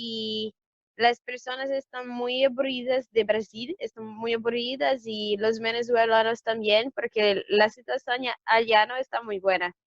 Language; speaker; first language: Spanish; non-native, learner; Portuguese